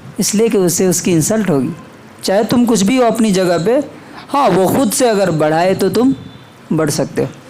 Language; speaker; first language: Urdu; native; Urdu